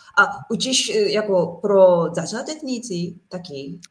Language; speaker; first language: Czech; non-native, learner; Japanese